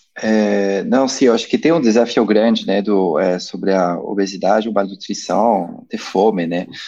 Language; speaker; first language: Portuguese; non-native, fluent; French